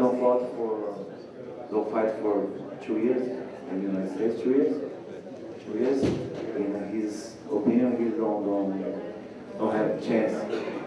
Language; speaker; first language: English; non-native, learner; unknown